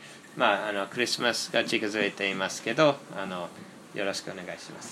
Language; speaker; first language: Japanese; non-native, fluent; English